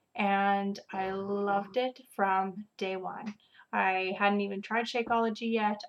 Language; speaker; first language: English; native; English